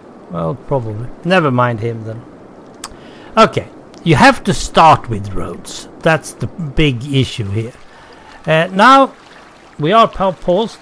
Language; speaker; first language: English; non-native, fluent; Swedish